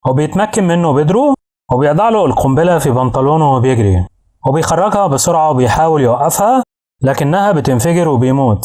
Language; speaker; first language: Arabic; native; Arabic